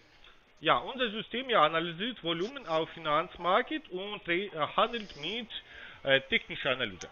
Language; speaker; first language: German; non-native, fluent; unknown